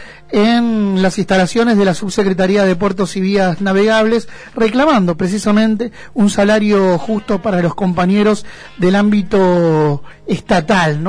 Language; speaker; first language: Spanish; native; Spanish